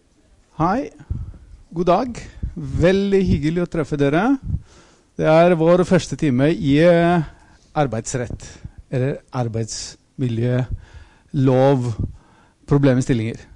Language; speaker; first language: Norwegian; non-native, fluent; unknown